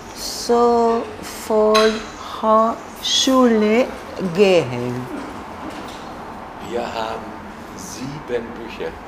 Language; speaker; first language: German; non-native, learner; Spanish